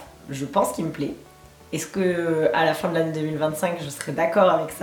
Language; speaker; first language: French; native; French